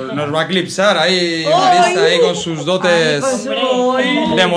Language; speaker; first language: Spanish; native; Spanish